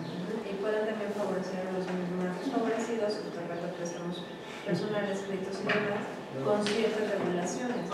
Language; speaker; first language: Spanish; native; Spanish